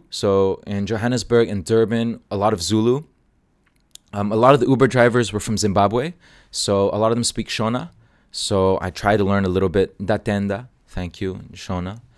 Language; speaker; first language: English; non-native, local second language; Cantonese